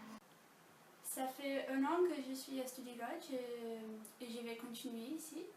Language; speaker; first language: French; non-native, fluent; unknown